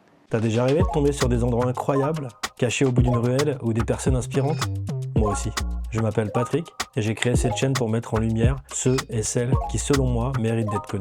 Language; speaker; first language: French; native; French